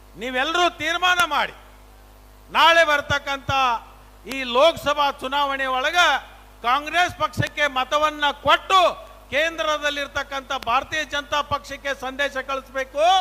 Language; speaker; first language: Kannada; native; Kannada